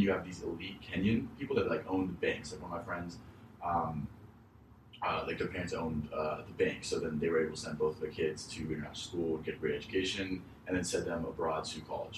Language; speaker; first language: English; native; English